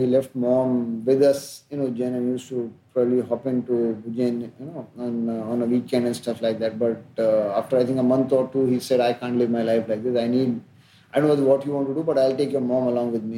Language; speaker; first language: English; non-native, local second language; Hindi